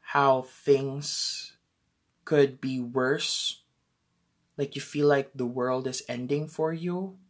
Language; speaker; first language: English; non-native, local second language; Filipino